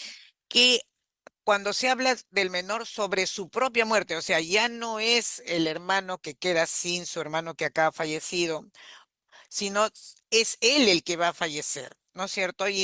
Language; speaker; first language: Spanish; native; Spanish